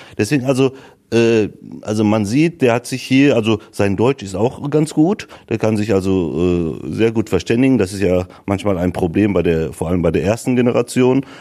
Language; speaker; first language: German; early bilingual, other home language; Turkish